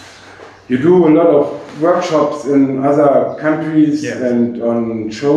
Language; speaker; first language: English; non-native, fluent; German